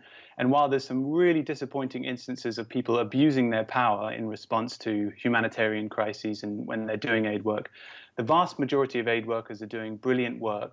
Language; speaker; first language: English; native; English